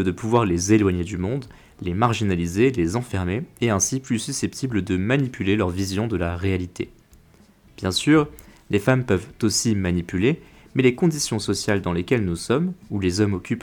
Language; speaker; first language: French; native; French